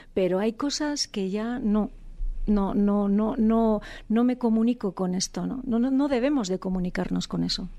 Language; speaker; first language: Spanish; native; Spanish